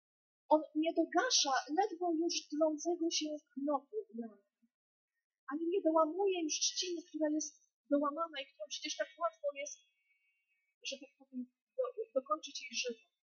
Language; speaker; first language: Polish; native; Polish